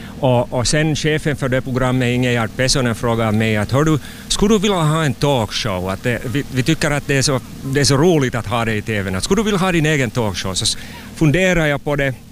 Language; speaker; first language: Swedish; native; Swedish